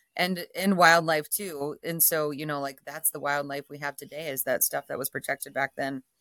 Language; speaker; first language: English; native; English